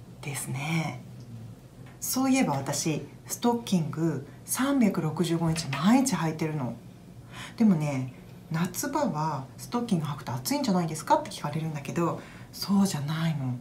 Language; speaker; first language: Japanese; native; Japanese